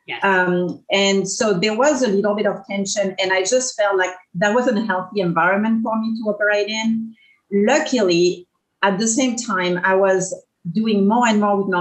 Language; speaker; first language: English; non-native, fluent; French